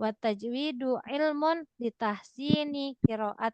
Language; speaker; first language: Arabic; non-native, fluent; Indonesian